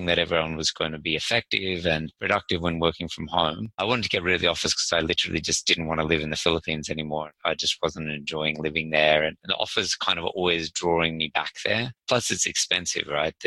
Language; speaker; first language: English; native; English